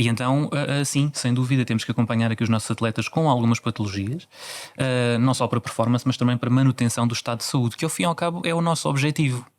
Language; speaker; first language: Portuguese; native; Portuguese